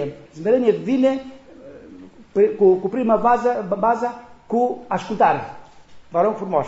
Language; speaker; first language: Romanian; non-native, learner; Greek